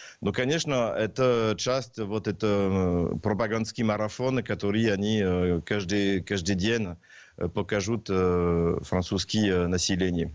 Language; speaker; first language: Russian; non-native, learner; French